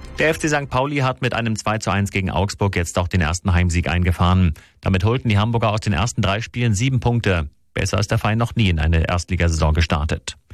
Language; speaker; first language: German; native; German